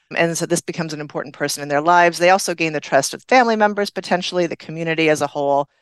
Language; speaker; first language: English; native; English